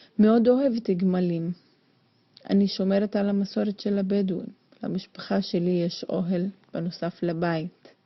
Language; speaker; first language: Hebrew; non-native, local second language; Arabic